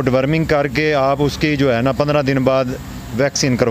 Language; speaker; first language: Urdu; non-native, local second language; Punjabi